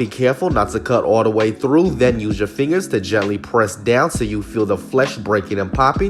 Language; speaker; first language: English; native; English